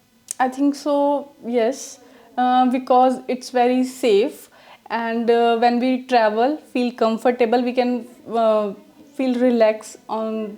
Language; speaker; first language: English; non-native, learner; Punjabi